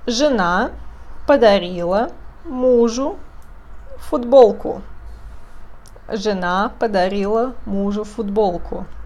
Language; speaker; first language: Russian; non-native, fluent; Portuguese